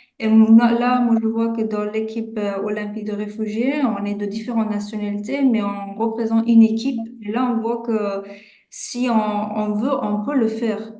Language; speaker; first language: French; non-native, fluent; Persian